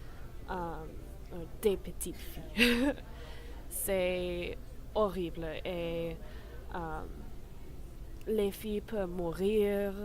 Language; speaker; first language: French; non-native, learner; English